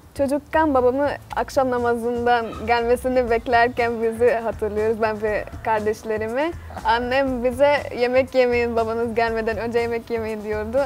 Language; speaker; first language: Turkish; non-native, fluent; Arabic